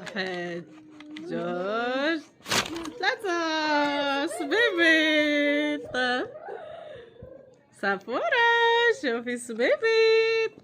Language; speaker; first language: Arabic; native; Arabic